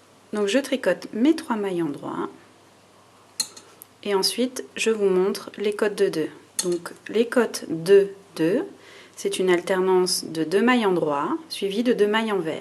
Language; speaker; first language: French; native; French